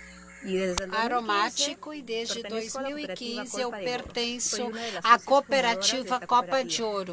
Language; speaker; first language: Portuguese; early bilingual, heritage; Spanish